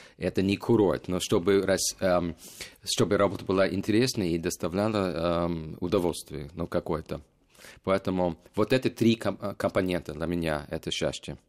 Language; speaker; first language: Russian; non-native, fluent; English